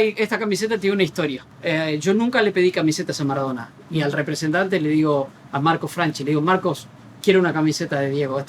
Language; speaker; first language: Spanish; native; Spanish